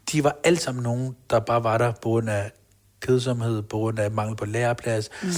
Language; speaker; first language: Danish; early bilingual, other home language; Urdu